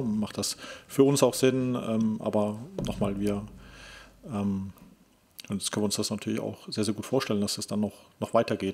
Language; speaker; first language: German; native; German